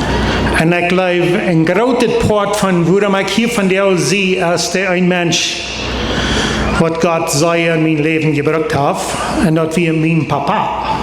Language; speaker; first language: German; non-native, learner; Plautdietsch